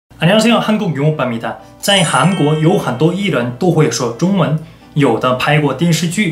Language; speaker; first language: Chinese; non-native, fluent; Korean